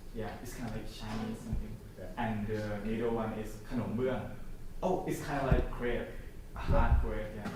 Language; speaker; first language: English; non-native, learner; Thai